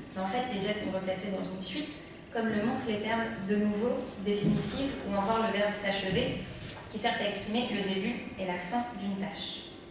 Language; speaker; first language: French; native; French